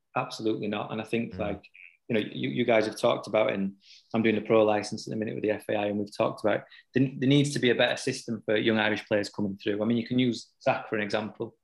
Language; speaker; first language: English; native; English